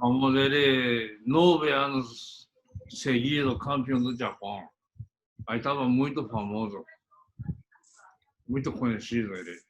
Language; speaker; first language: Portuguese; early bilingual, other home language; Japanese